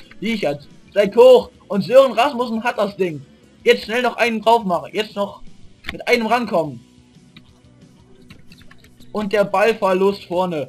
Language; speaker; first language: German; native; German